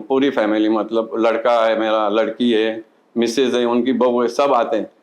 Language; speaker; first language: Hindi; non-native, local second language; Marathi